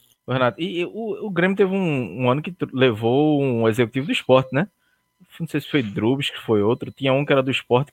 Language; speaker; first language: Portuguese; native; Portuguese